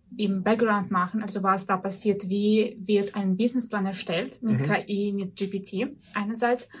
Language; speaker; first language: German; non-native, fluent; Russian